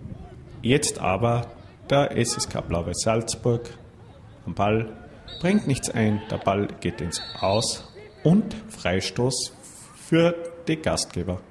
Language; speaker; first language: German; native; German